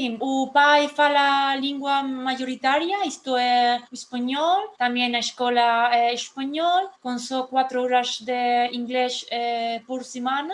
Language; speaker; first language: Portuguese; non-native, fluent; Spanish